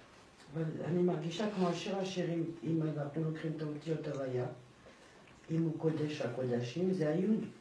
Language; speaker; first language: Hebrew; non-native, fluent; French